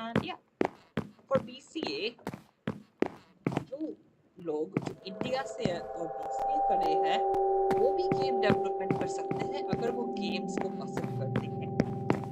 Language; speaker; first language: Hindi; non-native, local second language; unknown